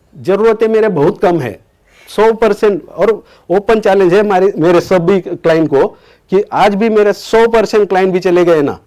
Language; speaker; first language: Hindi; non-native, local second language; Marathi